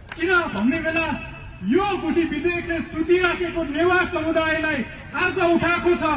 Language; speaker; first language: Nepali; non-native, local second language; Newari